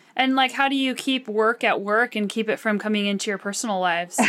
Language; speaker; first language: English; early bilingual, other home language; Arabic